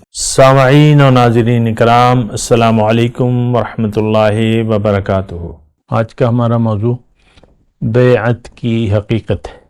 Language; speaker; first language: Urdu; non-native, local second language; Pashto